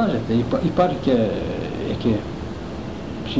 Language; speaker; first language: Greek; non-native, local second language; Turkish